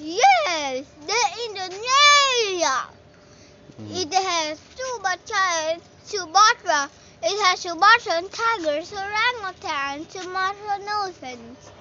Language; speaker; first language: English; non-native, learner; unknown